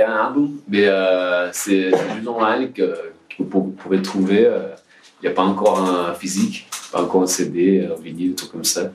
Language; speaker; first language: French; non-native, learner; Portuguese